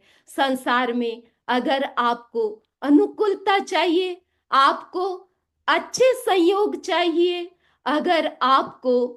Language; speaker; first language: Hindi; native; Hindi